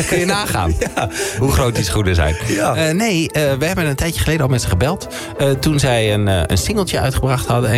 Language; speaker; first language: Dutch; native; Dutch